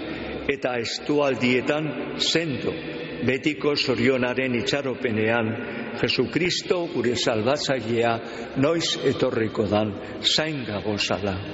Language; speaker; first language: Basque; native; Basque